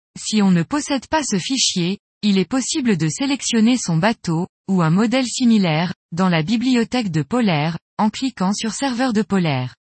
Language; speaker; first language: French; native; French